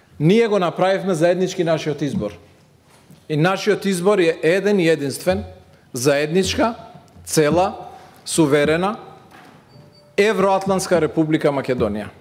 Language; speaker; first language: Macedonian; non-native, local second language; Albanian